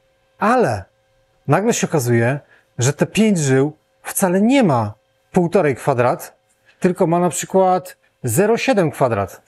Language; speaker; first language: Polish; native; Polish